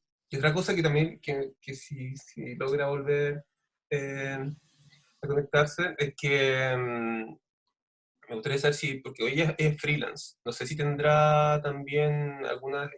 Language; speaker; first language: Spanish; native; Spanish